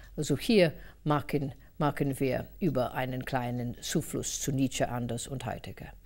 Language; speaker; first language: German; non-native, fluent; English